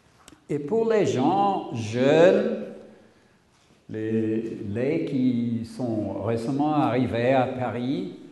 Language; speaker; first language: French; non-native, learner; English